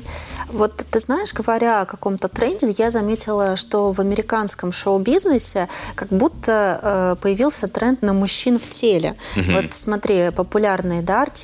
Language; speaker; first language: Russian; native; Russian